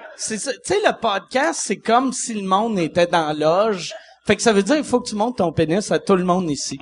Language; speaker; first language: French; native; French